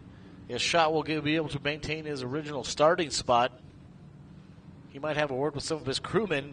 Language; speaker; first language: English; native; English